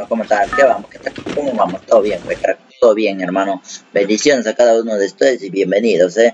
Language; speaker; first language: Spanish; native; Spanish